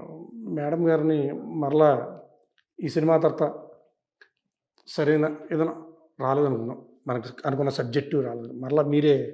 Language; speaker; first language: Telugu; native; Telugu